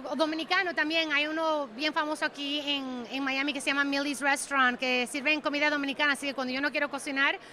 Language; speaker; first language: Spanish; early bilingual, heritage; Spanish